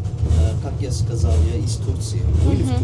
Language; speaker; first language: Russian; non-native, learner; Turkish